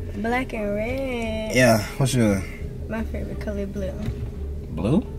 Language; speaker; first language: English; native; English